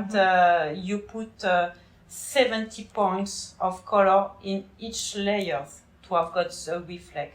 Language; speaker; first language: English; non-native, learner; French